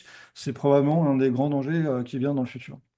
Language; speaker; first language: French; native; French